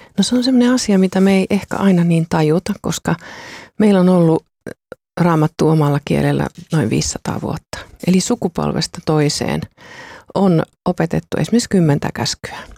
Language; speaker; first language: Finnish; native; Finnish